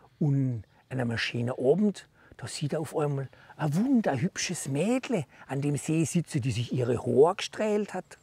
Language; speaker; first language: German; native; German